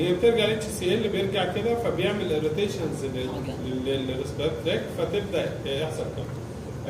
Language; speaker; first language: Arabic; native; Arabic